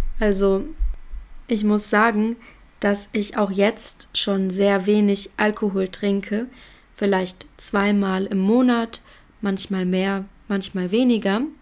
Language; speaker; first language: German; native; German